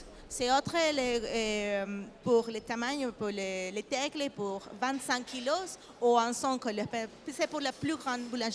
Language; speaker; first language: French; non-native, learner; Spanish